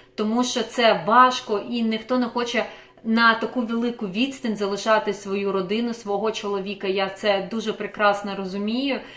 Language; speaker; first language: Ukrainian; non-native, local second language; Russian